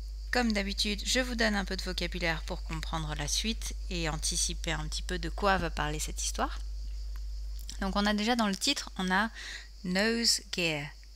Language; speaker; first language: French; native; French